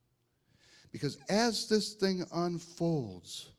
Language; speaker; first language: English; native; English